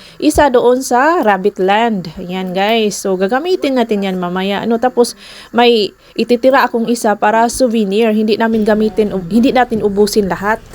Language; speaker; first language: Filipino; non-native, local second language; Cebuano